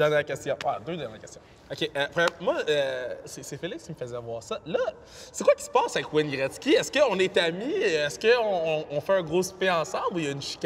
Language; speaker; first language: French; native; French